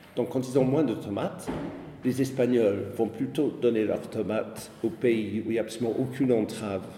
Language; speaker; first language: French; non-native, fluent; English